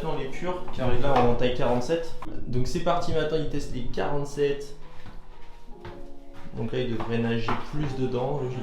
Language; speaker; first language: French; native; French